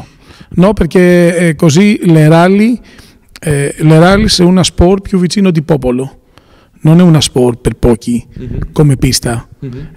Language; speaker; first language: Italian; non-native, learner; Greek